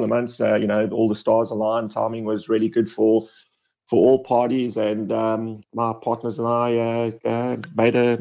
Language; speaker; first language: English; native; English